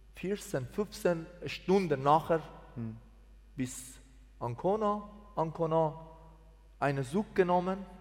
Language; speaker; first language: German; non-native, learner; Persian